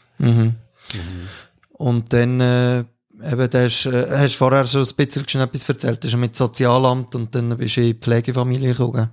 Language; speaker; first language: German; native; German